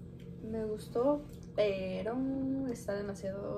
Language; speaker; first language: Spanish; early bilingual, heritage; English